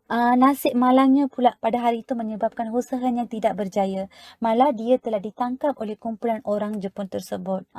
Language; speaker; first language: Malay; non-native, local second language; Tamil